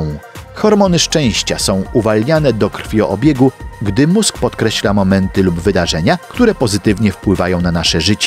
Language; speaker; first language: Polish; native; Polish